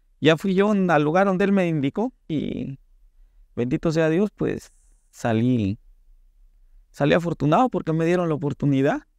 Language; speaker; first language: Spanish; native; Spanish